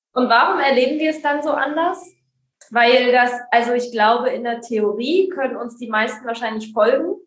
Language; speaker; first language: German; native; German